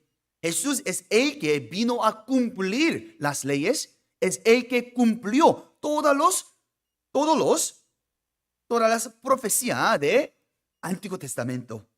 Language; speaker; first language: Spanish; non-native, fluent; Korean